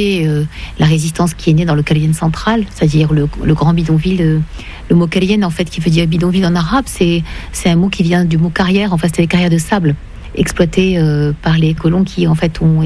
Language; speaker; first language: French; native; French